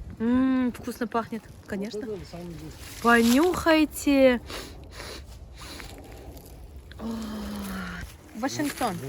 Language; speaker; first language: Russian; native; Russian